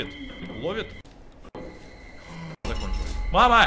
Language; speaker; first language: Russian; native; Russian